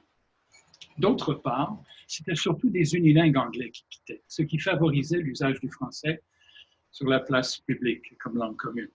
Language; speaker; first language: French; native; French